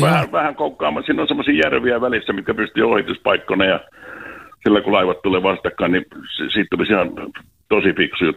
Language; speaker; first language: Finnish; native; Finnish